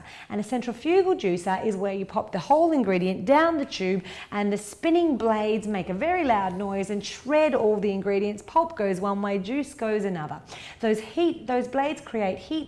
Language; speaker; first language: English; native; English